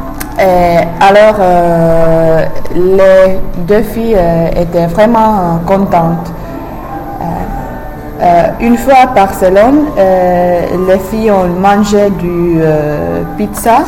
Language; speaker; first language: French; non-native, learner; English